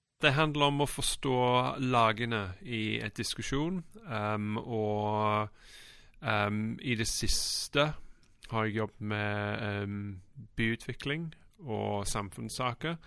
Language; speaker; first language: Norwegian; non-native, fluent; English